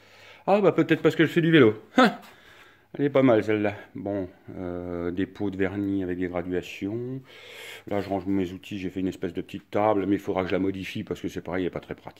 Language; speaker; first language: French; native; French